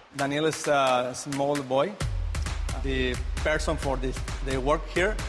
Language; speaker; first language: English; non-native, fluent; Spanish